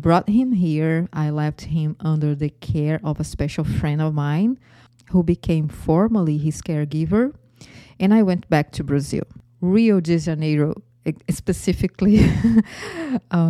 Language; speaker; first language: English; non-native, fluent; Portuguese